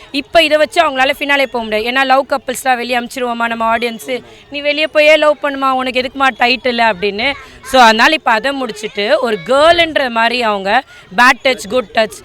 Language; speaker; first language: Tamil; native; Tamil